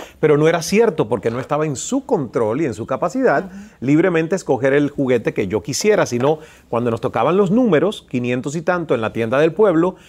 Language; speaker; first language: Spanish; native; Spanish